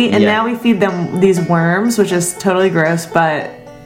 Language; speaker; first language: English; native; English